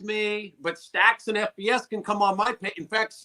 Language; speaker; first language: English; native; English